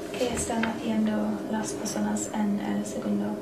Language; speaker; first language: Spanish; non-native, learner; English